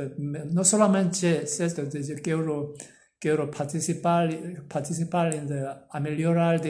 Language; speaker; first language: Portuguese; non-native, learner; Korean